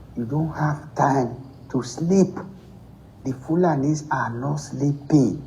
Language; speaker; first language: English; non-native, local second language; Yoruba